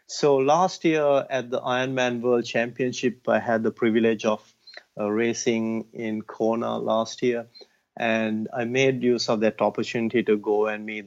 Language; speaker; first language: English; non-native, local second language; Tamil